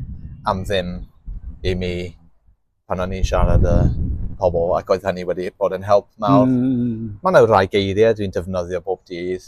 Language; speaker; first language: Welsh; non-native, local second language; English